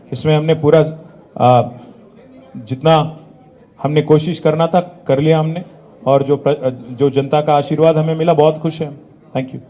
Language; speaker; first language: Hindi; non-native, local second language; Telugu